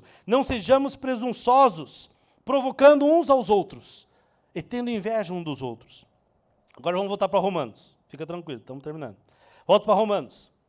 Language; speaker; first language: Portuguese; native; Portuguese